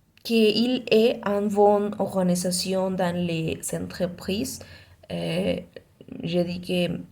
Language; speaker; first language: French; non-native, learner; Spanish